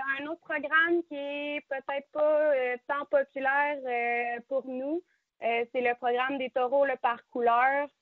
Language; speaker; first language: French; native; French